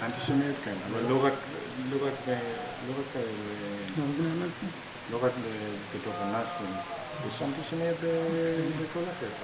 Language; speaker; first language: Hebrew; non-native, learner; English